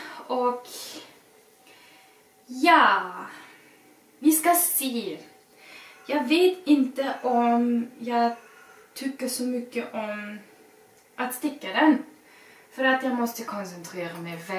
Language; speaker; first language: Swedish; non-native, fluent; German